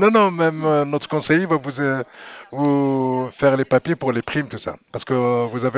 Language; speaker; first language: French; non-native, local second language; Arabic